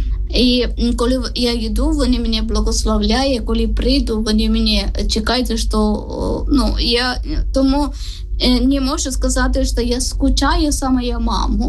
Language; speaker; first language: Ukrainian; non-native, learner; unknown